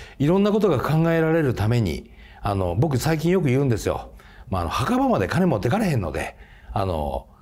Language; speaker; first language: Japanese; native; Japanese